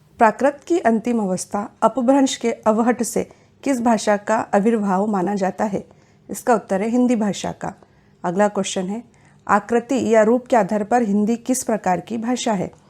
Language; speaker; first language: Hindi; native; Hindi